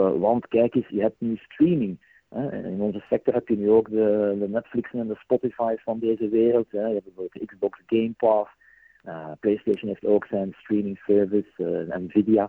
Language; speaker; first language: Dutch; native; Dutch